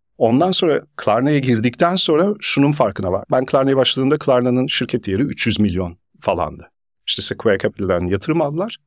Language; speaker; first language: Turkish; early bilingual, heritage; Turkish